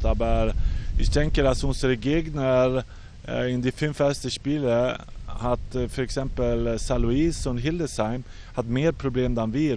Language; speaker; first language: German; non-native, fluent; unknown